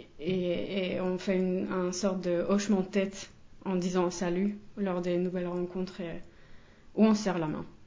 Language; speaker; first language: French; non-native, fluent; Finnish